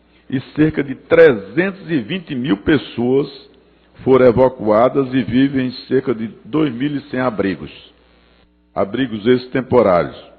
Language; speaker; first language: Portuguese; native; Portuguese